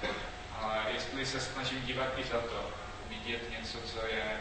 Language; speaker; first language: Czech; non-native, fluent; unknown